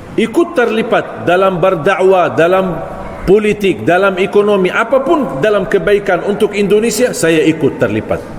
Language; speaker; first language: Malay; non-native, fluent; Arabic